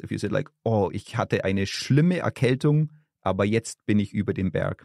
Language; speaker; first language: German; native; German